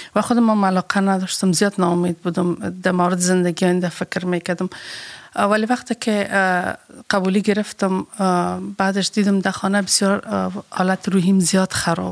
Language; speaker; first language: German; non-native, learner; Persian